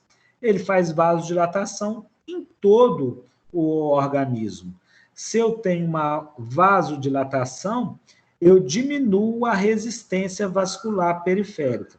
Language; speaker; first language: Portuguese; native; Portuguese